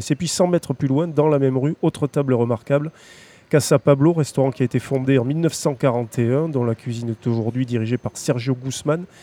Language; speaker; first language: French; native; French